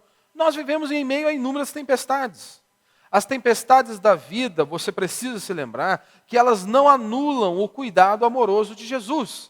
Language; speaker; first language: Portuguese; native; Portuguese